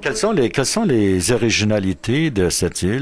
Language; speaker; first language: French; native; French